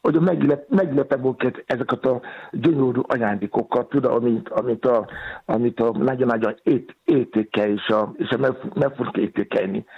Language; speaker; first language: Hungarian; non-native, learner; Yoruba